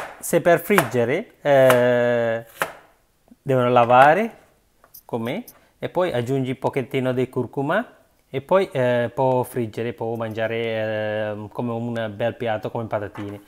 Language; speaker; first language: Italian; non-native, learner; Sinhala